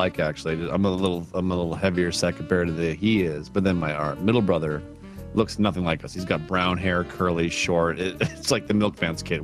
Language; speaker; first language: English; native; English